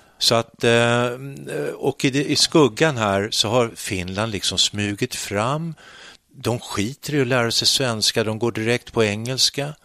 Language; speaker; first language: Swedish; native; Swedish